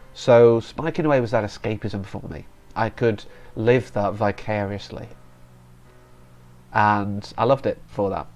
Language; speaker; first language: English; native; English